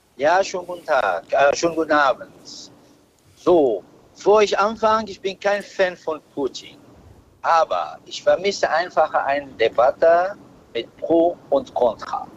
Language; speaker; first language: German; non-native, learner; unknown